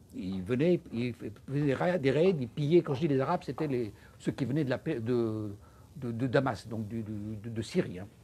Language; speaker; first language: French; non-native, local second language; Arabic